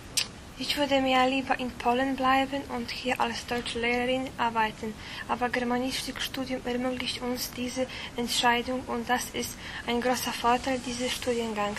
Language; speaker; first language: German; non-native, fluent; Polish